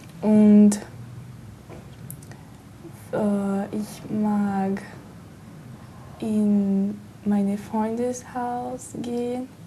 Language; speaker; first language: German; non-native, learner; Portuguese